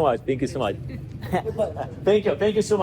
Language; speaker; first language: English; non-native, learner; Lithuanian